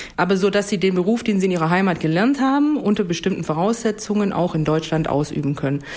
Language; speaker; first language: German; native; German